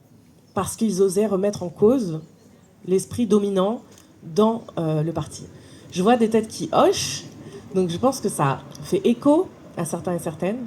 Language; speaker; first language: French; native; French